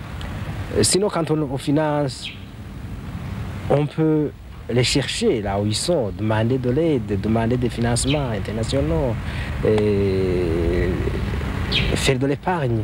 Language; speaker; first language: French; non-native, local second language; Rundi